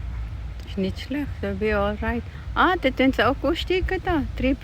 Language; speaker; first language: German; non-native, fluent; Cebuano